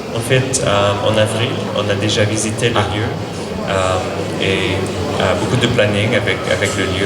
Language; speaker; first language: French; non-native, fluent; English